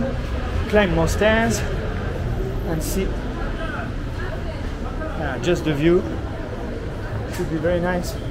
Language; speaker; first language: English; non-native, fluent; French